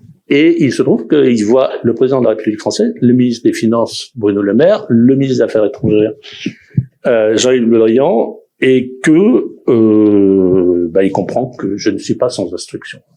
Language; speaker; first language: French; native; French